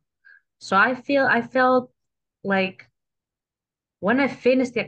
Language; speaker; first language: English; non-native, fluent; Greek